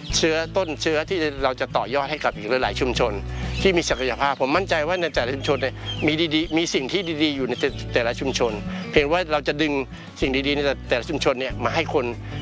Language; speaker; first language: Thai; native; Thai